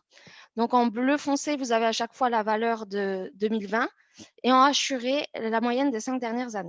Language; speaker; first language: French; native; French